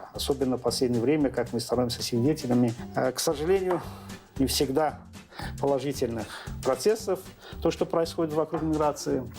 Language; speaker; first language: Russian; non-native, local second language; Azerbaijani